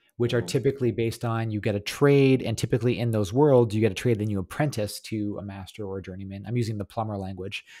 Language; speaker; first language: English; native; English